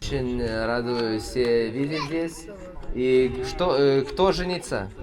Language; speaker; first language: Russian; non-native, learner; Lithuanian